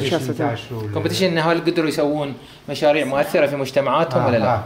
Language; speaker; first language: Arabic; native; Arabic